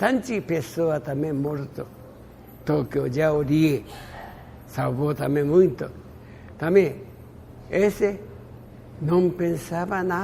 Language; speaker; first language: Portuguese; non-native, learner; Japanese